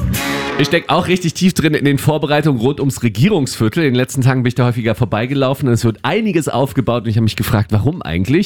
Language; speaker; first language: German; native; German